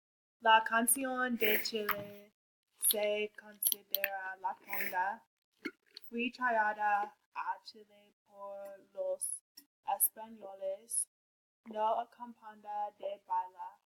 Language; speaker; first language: Spanish; non-native, learner; English